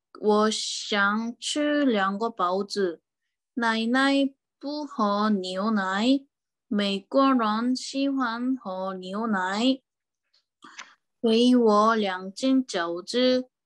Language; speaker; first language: Chinese; non-native, learner; Korean